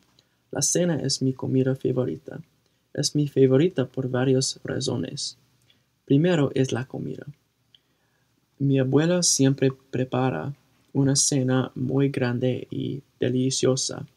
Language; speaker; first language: Spanish; early bilingual, heritage; Spanish